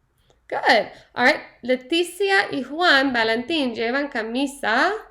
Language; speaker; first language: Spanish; non-native, learner; English